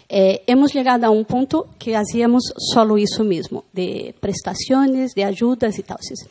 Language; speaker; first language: Spanish; non-native, learner; Portuguese